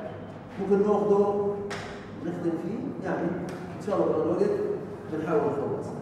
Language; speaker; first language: Arabic; native; Arabic